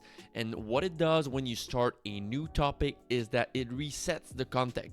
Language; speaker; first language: English; non-native, fluent; French